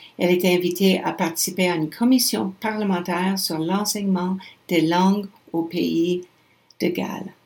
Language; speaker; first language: French; non-native, local second language; English